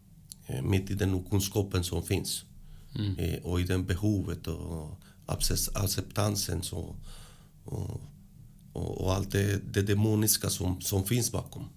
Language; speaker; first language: Swedish; early bilingual, other home language; Spanish